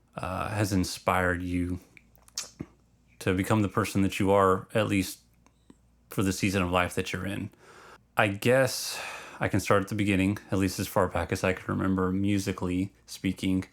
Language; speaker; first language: English; native; English